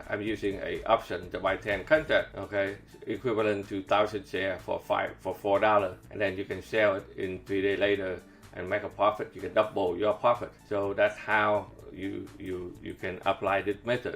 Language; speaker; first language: English; non-native, fluent; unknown